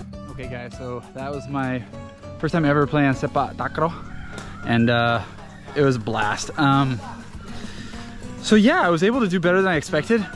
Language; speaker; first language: English; native; English